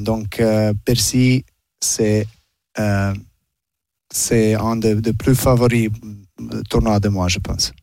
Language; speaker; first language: French; non-native, learner; Serbian